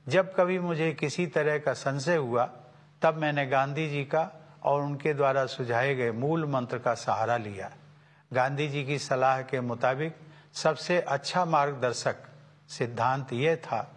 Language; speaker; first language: Hindi; native; Hindi